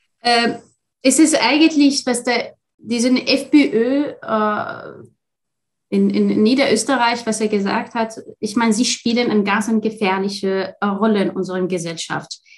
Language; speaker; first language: German; non-native, fluent; Arabic